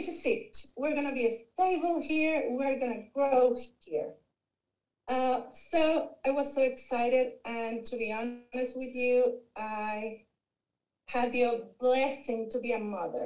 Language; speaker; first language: English; non-native, fluent; Spanish